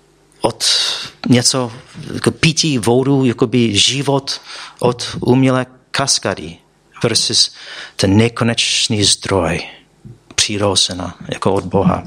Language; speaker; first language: Czech; non-native, fluent; English